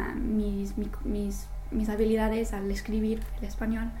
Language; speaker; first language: Spanish; non-native, fluent; English